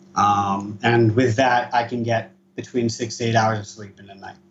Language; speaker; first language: English; native; English